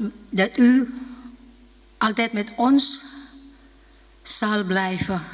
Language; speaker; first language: Dutch; non-native, fluent; Indonesian